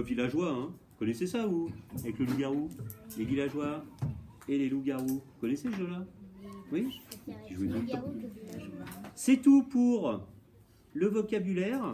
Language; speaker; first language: French; native; French